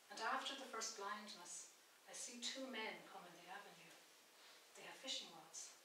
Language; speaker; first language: English; native; English